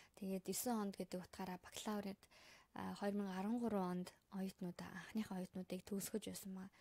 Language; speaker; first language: Mongolian; native; Mongolian